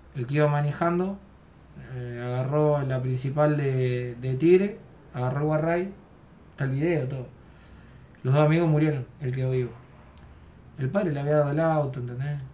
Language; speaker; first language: Spanish; native; Spanish